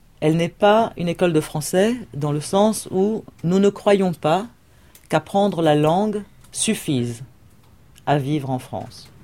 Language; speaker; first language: French; native; French